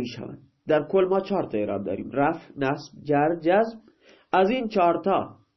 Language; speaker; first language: Persian; non-native, local second language; Baluchi